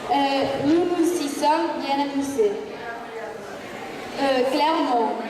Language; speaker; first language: French; non-native, learner; Spanish